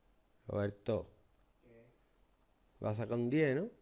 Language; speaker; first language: Spanish; native; Spanish